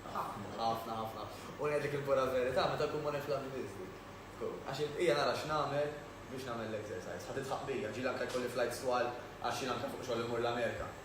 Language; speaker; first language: Maltese; native; Maltese